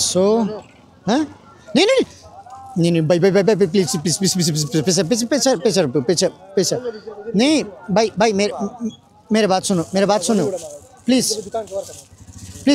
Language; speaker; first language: Hindi; non-native, fluent; Bangla